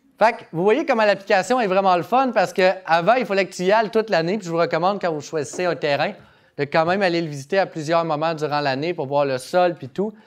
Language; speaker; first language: French; native; French